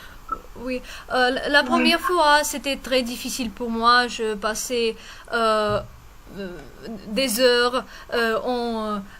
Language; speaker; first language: French; non-native, fluent; Russian